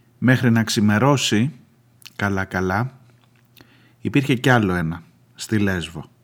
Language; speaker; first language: Greek; native; Greek